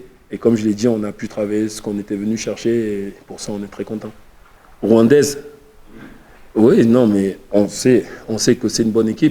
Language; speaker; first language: French; native; French